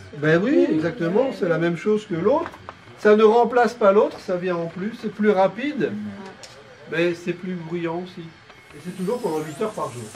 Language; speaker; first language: French; native; French